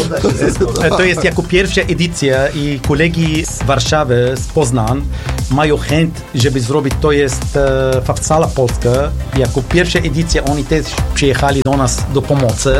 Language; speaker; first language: Polish; non-native, learner; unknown